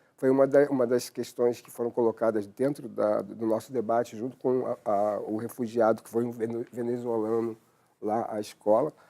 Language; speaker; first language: Portuguese; native; Portuguese